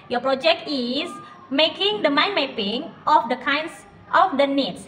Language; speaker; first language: English; non-native, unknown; Indonesian